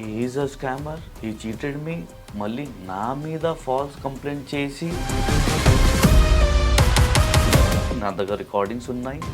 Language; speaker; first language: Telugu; non-native, local second language; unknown